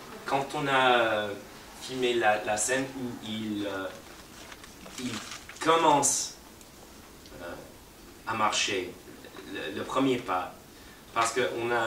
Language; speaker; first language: French; non-native, fluent; English